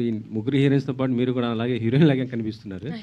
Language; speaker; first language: Telugu; native; Telugu